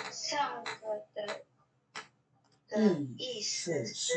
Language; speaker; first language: Chinese; non-native, learner; Indonesian